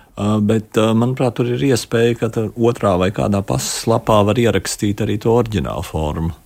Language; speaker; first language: Latvian; native; Latvian